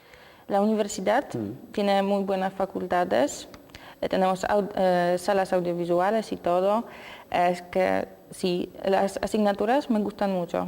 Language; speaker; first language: Spanish; non-native, learner; Polish